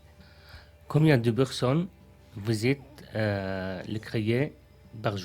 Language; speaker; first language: French; non-native, learner; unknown